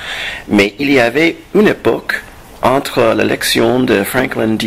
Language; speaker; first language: French; non-native, fluent; English